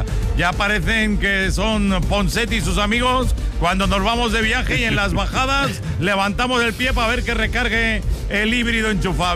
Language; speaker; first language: Spanish; native; Spanish